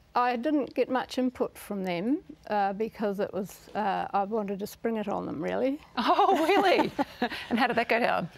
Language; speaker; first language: English; native; English